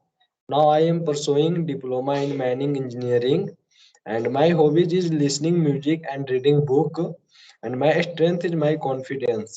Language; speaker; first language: English; non-native, learner; Hindi